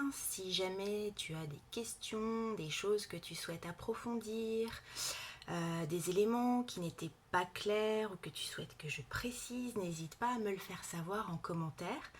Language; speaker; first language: French; native; French